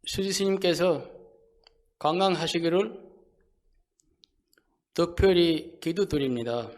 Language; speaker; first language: Korean; non-native, fluent; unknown